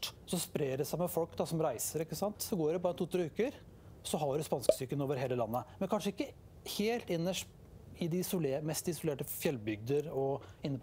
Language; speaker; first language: Norwegian; native; Norwegian